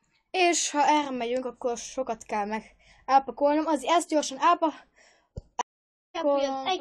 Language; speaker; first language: Hungarian; early bilingual, heritage; Hungarian